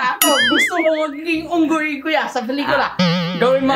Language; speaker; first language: Filipino; non-native, local second language; Cebuano